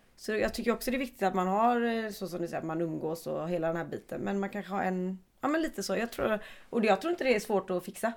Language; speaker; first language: Swedish; native; Swedish